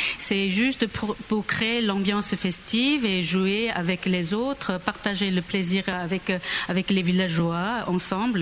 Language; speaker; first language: French; non-native, fluent; Korean